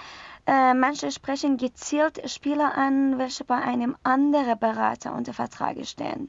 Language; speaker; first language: German; non-native, learner; Persian